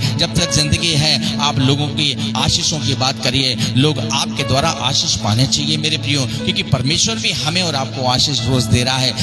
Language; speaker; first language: Hindi; native; Hindi